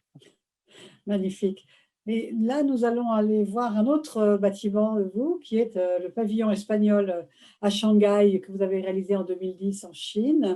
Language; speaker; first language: French; native; French